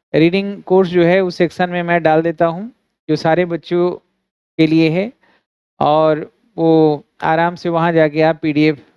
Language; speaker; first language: Hindi; native; Hindi